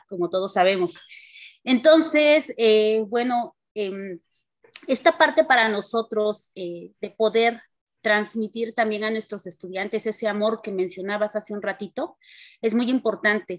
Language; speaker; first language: Spanish; native; Spanish